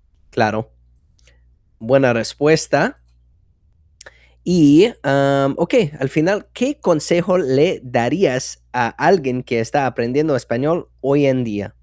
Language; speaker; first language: Spanish; non-native, fluent; English